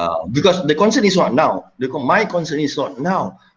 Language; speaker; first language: English; non-native, local second language; Malay